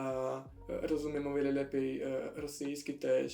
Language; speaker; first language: Polish; non-native, fluent; Italian